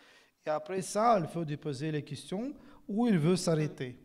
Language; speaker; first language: French; non-native, fluent; Ukrainian